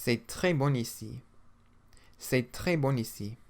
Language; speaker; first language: French; non-native, fluent; English